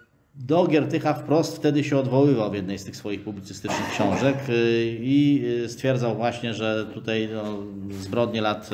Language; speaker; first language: Polish; native; Polish